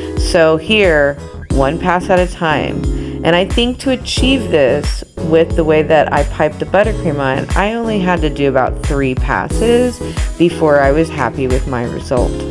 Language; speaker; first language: English; native; English